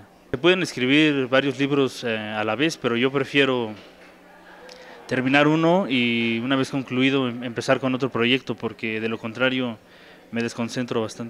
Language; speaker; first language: Spanish; native; Spanish